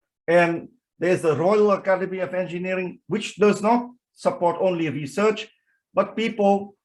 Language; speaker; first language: English; non-native, fluent; Vietnamese